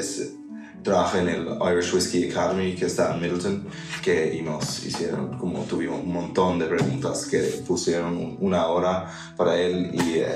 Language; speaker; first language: Spanish; non-native, fluent; English